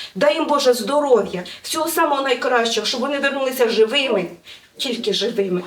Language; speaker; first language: Ukrainian; native; Ukrainian